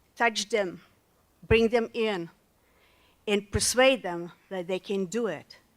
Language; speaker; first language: English; non-native, fluent; Slovak